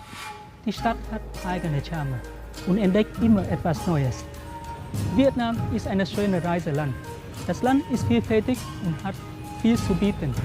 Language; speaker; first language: German; non-native, fluent; Vietnamese